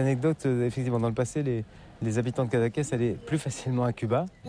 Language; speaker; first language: French; native; French